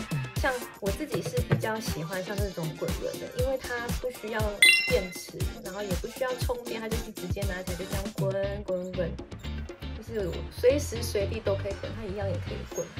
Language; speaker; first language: Chinese; native; Chinese